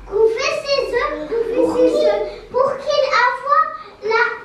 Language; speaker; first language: French; non-native, local second language; Arabic